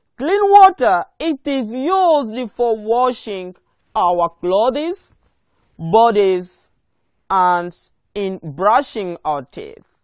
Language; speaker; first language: English; non-native, local second language; Swahili